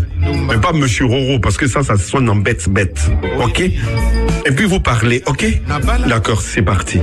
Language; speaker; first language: French; non-native, local second language; Akan